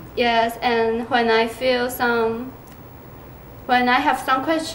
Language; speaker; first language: English; non-native, learner; Chinese